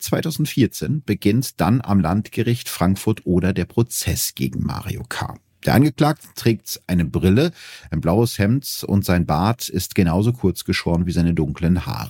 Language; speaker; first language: German; native; German